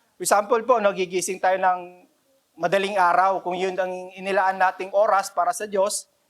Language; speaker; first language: Filipino; non-native, local second language; Cebuano